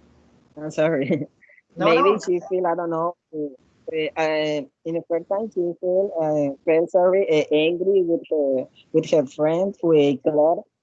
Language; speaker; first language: English; non-native, learner; Spanish